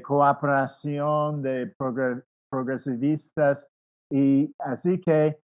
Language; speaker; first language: Spanish; non-native, fluent; English